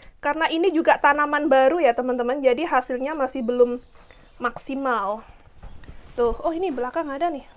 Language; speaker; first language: Indonesian; native; Indonesian